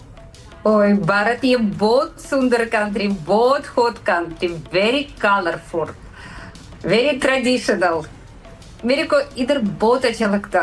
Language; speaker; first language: Hindi; non-native, learner; Russian